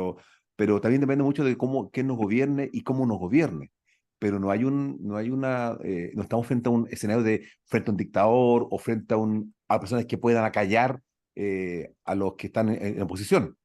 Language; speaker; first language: Spanish; native; Spanish